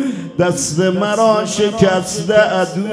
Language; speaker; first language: Persian; native; Persian